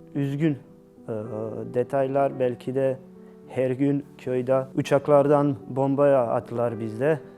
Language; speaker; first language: Turkish; non-native, learner; Bosnian